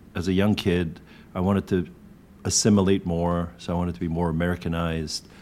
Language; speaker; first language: English; early bilingual, other home language; Korean